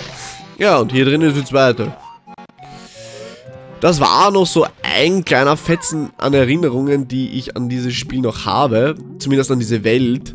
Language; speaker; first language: German; native; German